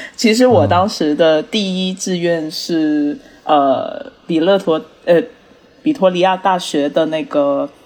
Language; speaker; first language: Chinese; early bilingual, heritage; Chinese